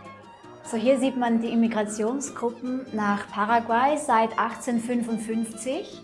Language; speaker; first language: German; native; German